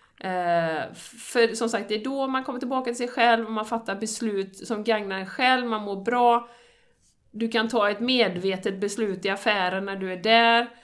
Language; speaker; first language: Swedish; native; Swedish